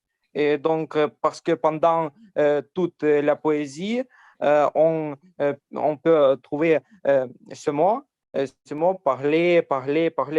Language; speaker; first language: French; non-native, learner; Ukrainian